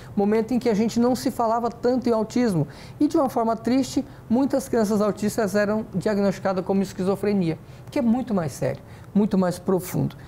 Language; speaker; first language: Portuguese; native; Portuguese